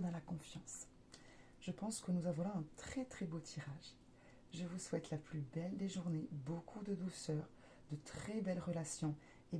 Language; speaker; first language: French; native; French